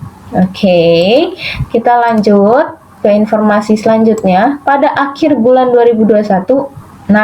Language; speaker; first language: Indonesian; native; Indonesian